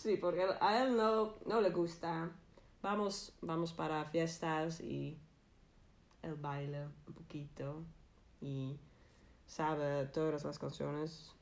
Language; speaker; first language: Spanish; non-native, learner; Dutch